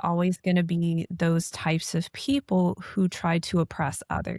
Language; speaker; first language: English; native; English